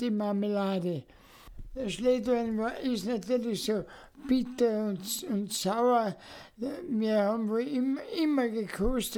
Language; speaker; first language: German; native; German